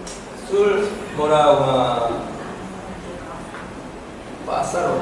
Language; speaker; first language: Portuguese; non-native, learner; Korean